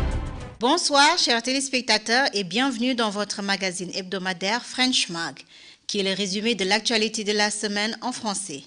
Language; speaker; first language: French; non-native, fluent; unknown